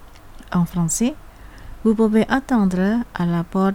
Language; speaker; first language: French; non-native, fluent; Indonesian